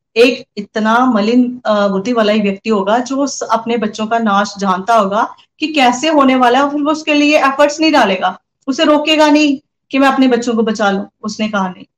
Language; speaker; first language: Hindi; non-native, local second language; Punjabi